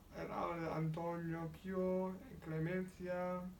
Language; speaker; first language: Spanish; non-native, learner; English